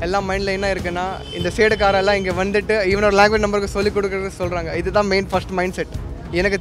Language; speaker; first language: Tamil; non-native, local second language; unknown